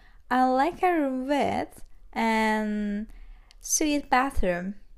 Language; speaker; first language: English; non-native, fluent; Turkish